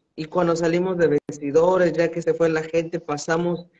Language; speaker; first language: Spanish; native; Spanish